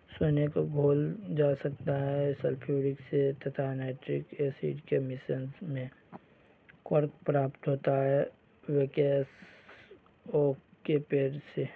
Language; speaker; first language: Hindi; native; Hindi